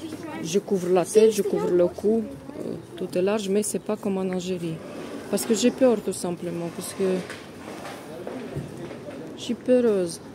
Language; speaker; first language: French; non-native, fluent; Russian